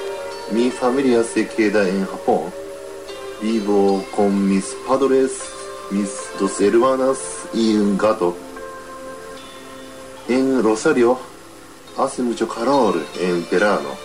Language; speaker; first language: Spanish; non-native, learner; Japanese